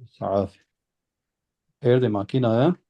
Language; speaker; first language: Arabic; non-native, fluent; Albanian